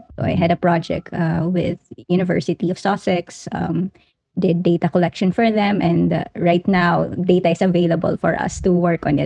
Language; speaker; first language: English; non-native, local second language; Waray